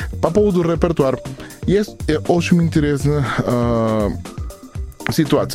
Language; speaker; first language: Russian; non-native, learner; Spanish